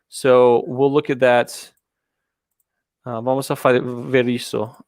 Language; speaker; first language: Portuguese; non-native, learner; English